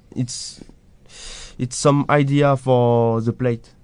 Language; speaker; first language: English; non-native, learner; French